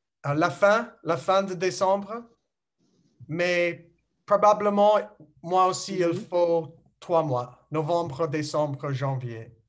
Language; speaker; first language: French; non-native, learner; English